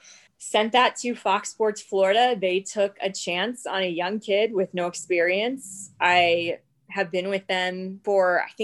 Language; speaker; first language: English; native; English